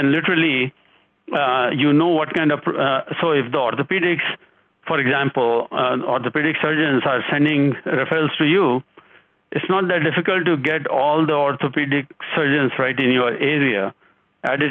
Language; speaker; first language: English; non-native, local second language; Hindi